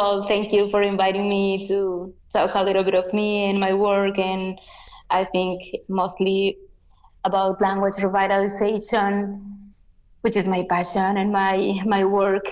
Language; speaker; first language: English; non-native, fluent; Yucateco